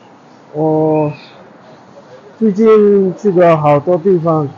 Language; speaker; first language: Chinese; non-native, fluent; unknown